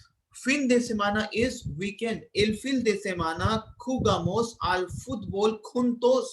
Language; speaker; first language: Spanish; non-native, fluent; Hindi